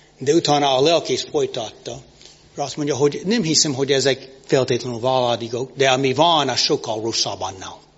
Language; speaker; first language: Hungarian; non-native, learner; English